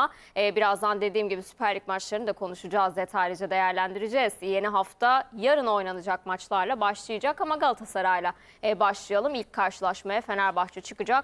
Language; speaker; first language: Turkish; native; Turkish